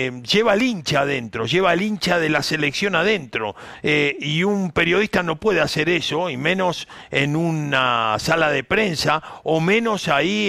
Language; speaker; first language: Spanish; native; Spanish